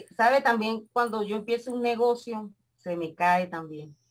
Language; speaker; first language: Spanish; native; Spanish